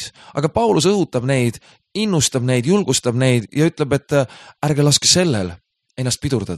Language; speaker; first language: Estonian; native; Estonian